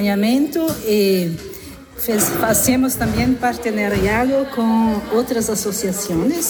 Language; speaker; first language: Spanish; non-native, learner; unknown